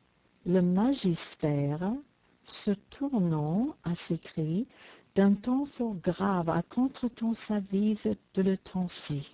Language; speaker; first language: French; native; French